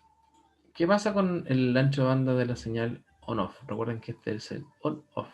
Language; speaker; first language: Spanish; native; Spanish